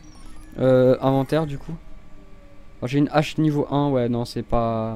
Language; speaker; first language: French; native; French